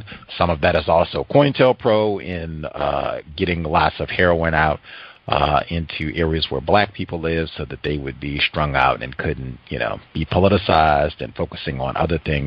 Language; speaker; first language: English; native; English